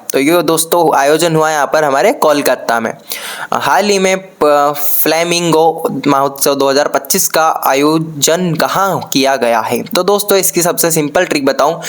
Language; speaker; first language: Hindi; native; Hindi